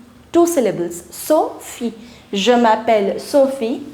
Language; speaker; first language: French; non-native, fluent; Hindi